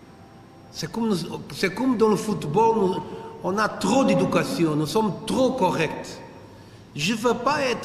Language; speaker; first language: French; non-native, fluent; Portuguese